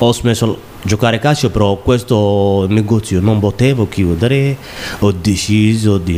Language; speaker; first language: Italian; non-native, learner; Somali